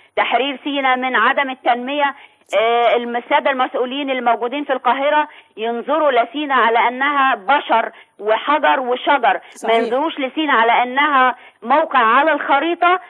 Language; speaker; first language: Arabic; native; Arabic